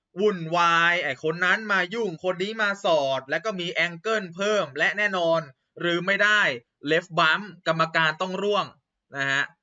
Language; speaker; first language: Thai; native; Thai